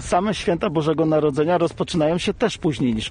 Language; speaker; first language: Polish; native; Polish